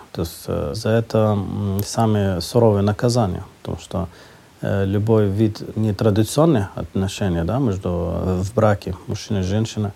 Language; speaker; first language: Russian; non-native, fluent; Persian